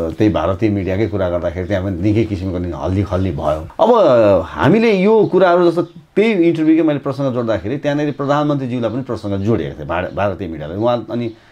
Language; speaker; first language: Nepali; native; Nepali